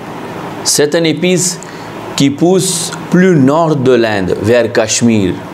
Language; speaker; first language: French; non-native, fluent; Hindi